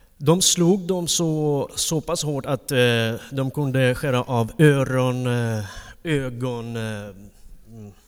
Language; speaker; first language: Swedish; non-native, fluent; Ukrainian